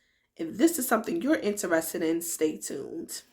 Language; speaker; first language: English; native; English